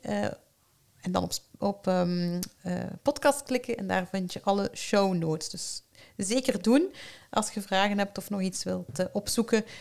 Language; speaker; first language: Dutch; native; Dutch